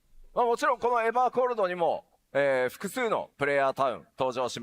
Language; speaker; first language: Japanese; native; Japanese